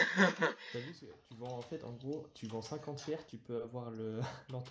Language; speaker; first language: French; native; French